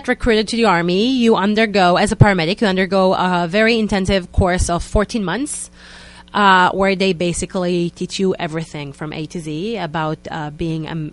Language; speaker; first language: English; non-native, fluent; Hebrew